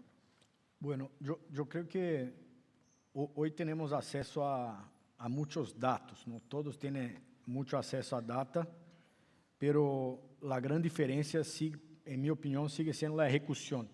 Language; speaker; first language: Spanish; non-native, fluent; Portuguese